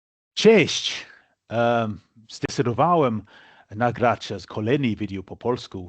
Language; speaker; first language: Polish; non-native, fluent; English